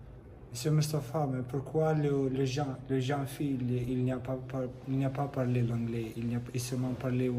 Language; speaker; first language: French; non-native, learner; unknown